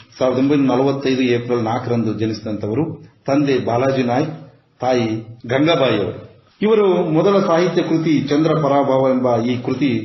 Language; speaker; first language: Kannada; native; Kannada